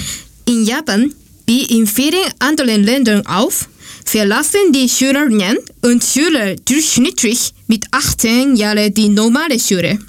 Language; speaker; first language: German; non-native, learner; Japanese